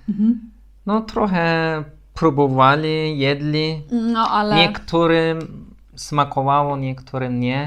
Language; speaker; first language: Polish; non-native, learner; Turkish